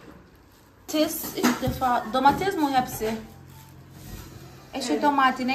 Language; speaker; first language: Turkish; non-native, fluent; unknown